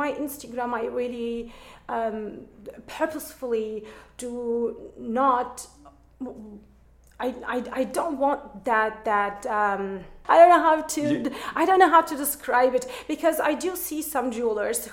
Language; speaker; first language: English; non-native, fluent; German